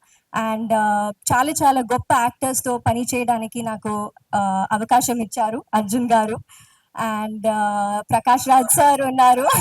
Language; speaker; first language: Telugu; non-native, local second language; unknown